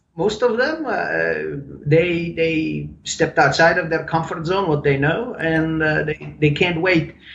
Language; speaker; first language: English; non-native, fluent; German